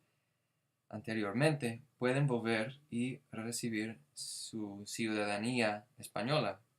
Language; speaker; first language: Spanish; non-native, fluent; English